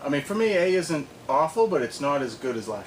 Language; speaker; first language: English; native; English